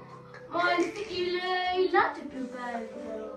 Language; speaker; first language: Italian; early bilingual, other home language; Filipino